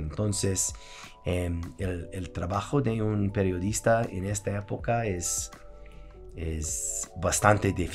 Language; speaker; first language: Spanish; non-native, fluent; English